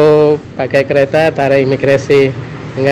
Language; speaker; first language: Indonesian; non-native, learner; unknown